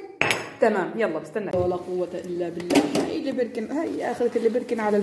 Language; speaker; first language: Arabic; native; Arabic